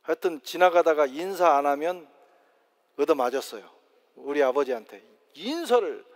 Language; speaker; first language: Korean; native; Korean